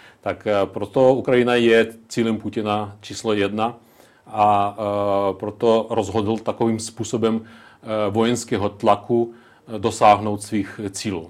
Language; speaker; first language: Czech; non-native, local second language; Ukrainian